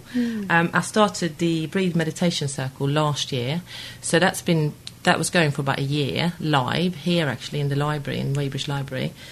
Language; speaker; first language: English; non-native, fluent; Swedish